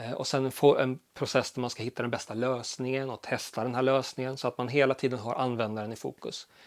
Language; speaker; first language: Swedish; early bilingual, other home language; Polish